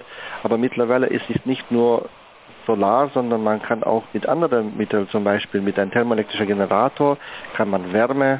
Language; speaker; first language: German; native; German